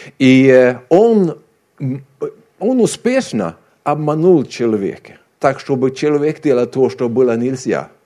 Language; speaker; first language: Russian; non-native, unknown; Swedish